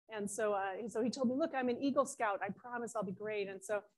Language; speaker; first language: English; native; English